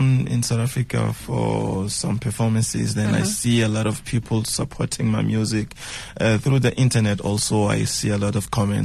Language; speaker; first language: English; non-native, fluent; Tsonga